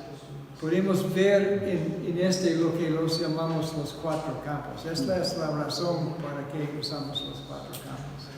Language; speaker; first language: Spanish; non-native, fluent; English